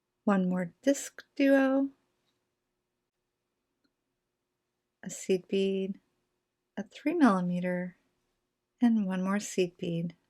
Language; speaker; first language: English; native; English